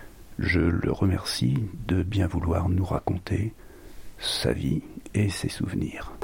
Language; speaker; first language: French; native; French